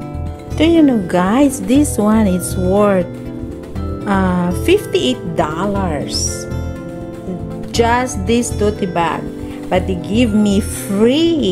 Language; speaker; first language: English; non-native, local second language; Filipino